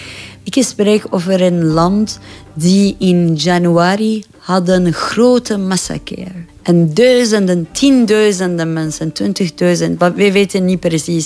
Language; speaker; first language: Dutch; non-native, fluent; Persian